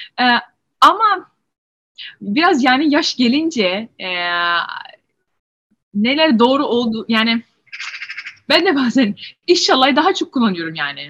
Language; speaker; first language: Turkish; early bilingual, heritage; Turkish